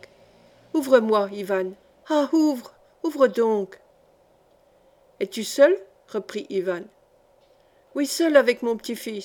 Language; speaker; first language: French; native; French